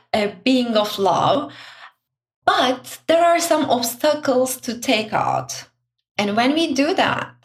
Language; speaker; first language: English; non-native, fluent; Turkish